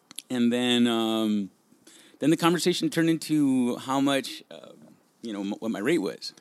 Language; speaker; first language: English; early bilingual, other home language; Spanish